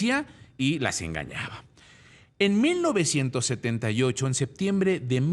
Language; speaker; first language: Spanish; native; Spanish